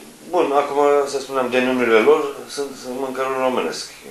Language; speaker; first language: Romanian; non-native, fluent; Turkish